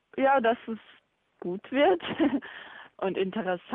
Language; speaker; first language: German; non-native, learner; Bosnian